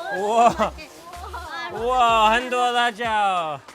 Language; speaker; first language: Chinese; non-native, learner; English